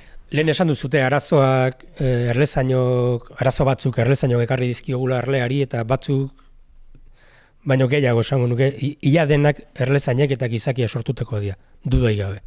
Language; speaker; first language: Basque; native; Basque